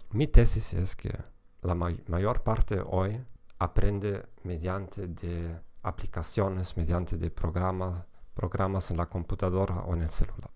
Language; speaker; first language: Spanish; non-native, fluent; German